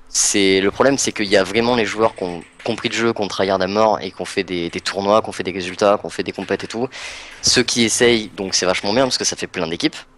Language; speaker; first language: French; native; French